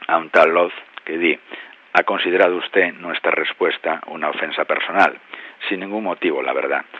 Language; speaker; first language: Spanish; non-native, local second language; Galician